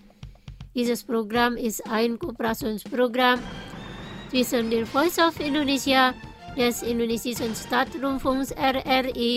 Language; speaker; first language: German; non-native, learner; Indonesian